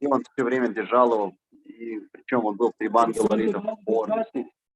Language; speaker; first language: Russian; native; Russian